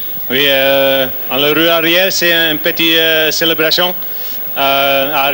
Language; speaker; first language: French; non-native, learner; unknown